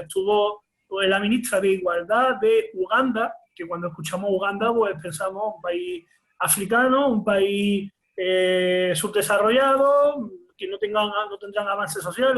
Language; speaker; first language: Spanish; native; Spanish